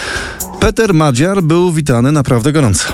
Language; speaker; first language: Polish; native; Polish